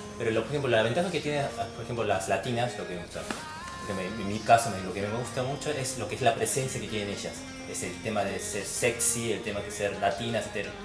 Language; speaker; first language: Spanish; early bilingual, other home language; Korean